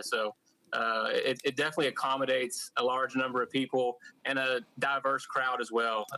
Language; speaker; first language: English; native; English